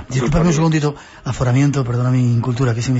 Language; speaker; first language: Spanish; native; Spanish